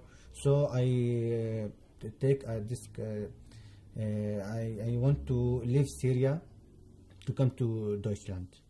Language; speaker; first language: English; non-native, learner; Arabic